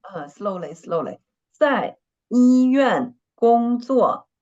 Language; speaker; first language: Chinese; non-native, fluent; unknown